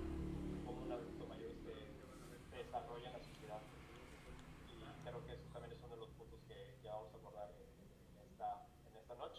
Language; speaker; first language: Spanish; native; Spanish